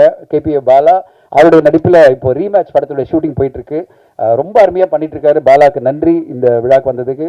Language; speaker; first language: Tamil; native; Tamil